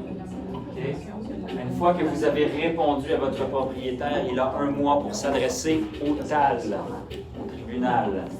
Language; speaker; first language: French; native; French